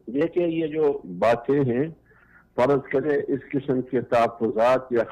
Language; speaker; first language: Urdu; non-native, local second language; Pashto